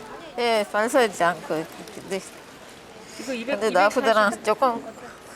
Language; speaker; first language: Korean; non-native, learner; Sinhala